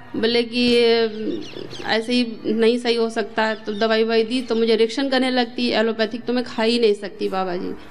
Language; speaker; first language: Hindi; native; Hindi